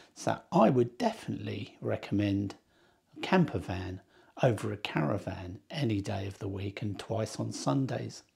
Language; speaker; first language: English; native; English